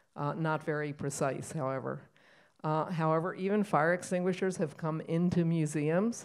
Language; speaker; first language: English; native; English